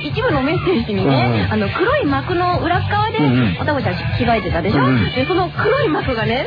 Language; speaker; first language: Japanese; native; Japanese